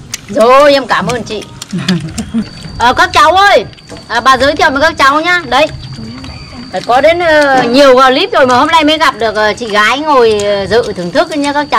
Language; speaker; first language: Vietnamese; native; Vietnamese